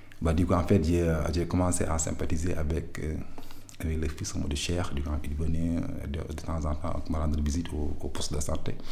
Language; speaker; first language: French; non-native, local second language; Wolof